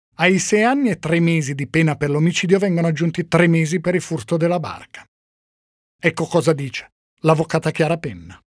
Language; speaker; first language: Italian; native; Italian